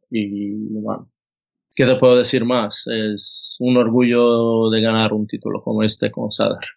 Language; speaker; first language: Spanish; non-native, fluent; Croatian